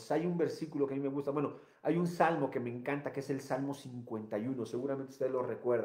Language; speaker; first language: Spanish; native; Spanish